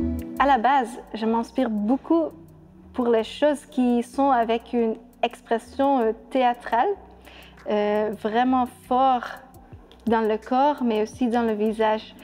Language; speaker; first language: French; non-native, fluent; Dutch